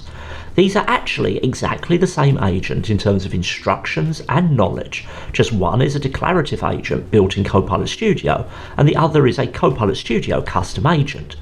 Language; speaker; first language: English; native; English